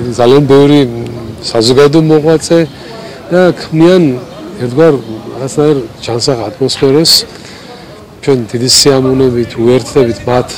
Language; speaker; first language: Georgian; native; Georgian